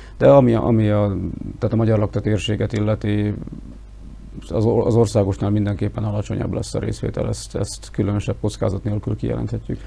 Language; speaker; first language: Hungarian; native; Hungarian